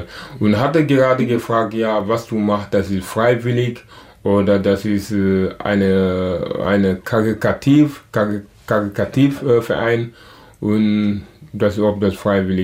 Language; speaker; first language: German; non-native, learner; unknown